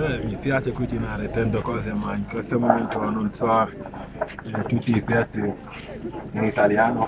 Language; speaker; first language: Italian; non-native, learner; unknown